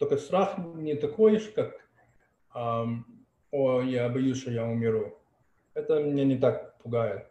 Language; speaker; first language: Russian; early bilingual, heritage; Russian